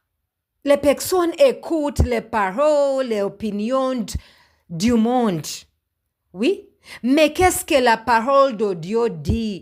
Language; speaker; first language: French; non-native, learner; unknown